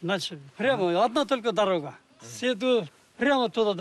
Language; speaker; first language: Russian; non-native, local second language; Kyrgyz